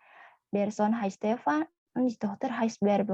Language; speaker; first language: German; non-native, fluent; Indonesian